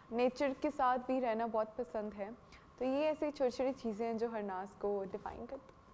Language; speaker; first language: Hindi; non-native, local second language; Punjabi